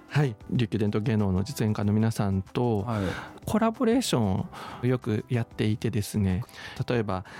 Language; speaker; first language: Japanese; native; Japanese